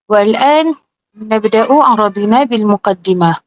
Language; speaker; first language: Arabic; non-native, learner; Malay